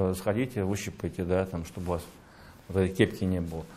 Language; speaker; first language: Russian; native; Russian